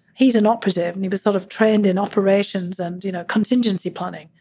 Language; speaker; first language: English; native; English